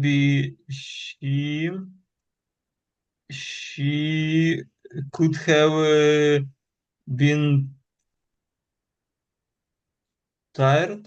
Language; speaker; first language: English; non-native, learner; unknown